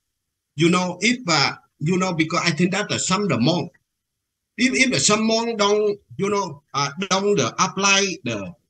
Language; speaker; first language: English; non-native, learner; Vietnamese